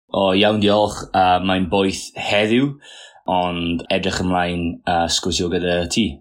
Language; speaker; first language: Welsh; non-native, local second language; English